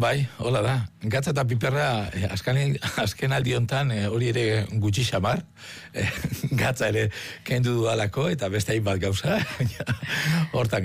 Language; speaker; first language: Basque; native; Basque